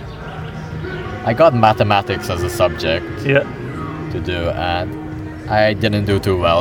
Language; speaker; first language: English; non-native, fluent; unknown